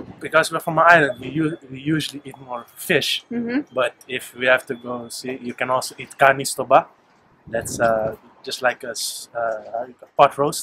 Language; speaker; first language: English; non-native, fluent; Papiamento